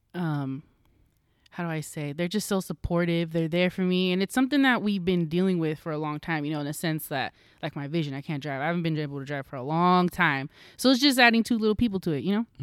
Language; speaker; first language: English; native; English